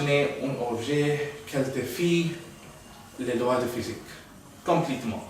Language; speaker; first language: French; non-native, learner; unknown